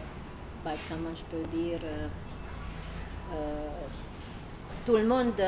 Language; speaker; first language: French; non-native, learner; Hungarian